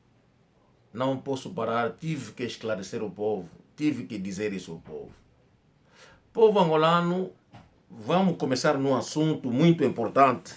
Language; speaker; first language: Portuguese; non-native, local second language; Kongo